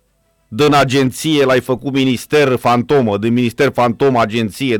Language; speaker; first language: Romanian; native; Romanian